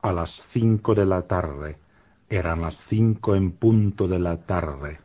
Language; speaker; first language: Spanish; non-native, fluent; Finnish